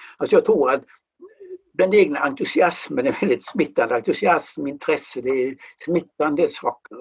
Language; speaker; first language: Swedish; native; Swedish